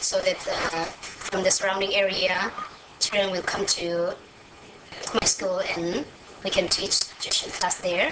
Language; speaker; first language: English; non-native, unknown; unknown